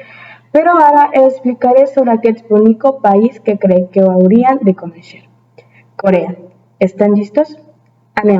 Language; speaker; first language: Catalan; early bilingual, other home language; Spanish